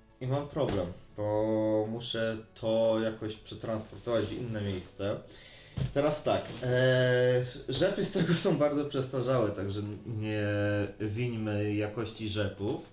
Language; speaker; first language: Polish; native; Polish